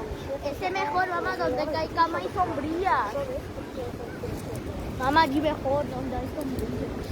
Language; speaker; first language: Spanish; early bilingual, other home language; Filipino